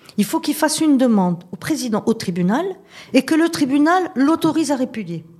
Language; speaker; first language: French; non-native, local second language; Arabic